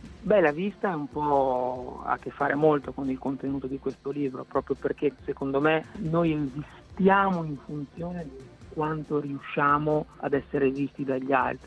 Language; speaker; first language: Italian; native; Italian